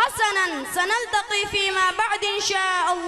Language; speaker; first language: Arabic; non-native, learner; Urdu